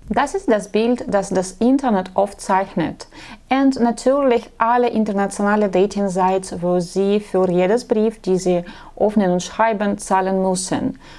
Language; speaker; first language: German; non-native, learner; Russian